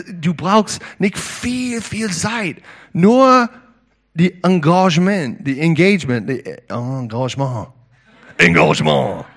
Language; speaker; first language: German; non-native, learner; English